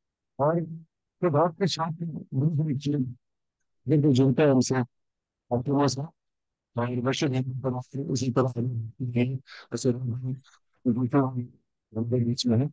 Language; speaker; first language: Hindi; native; Hindi